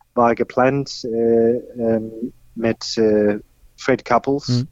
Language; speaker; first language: German; non-native, fluent; English